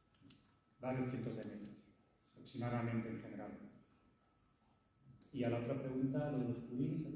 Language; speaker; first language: Spanish; native; Spanish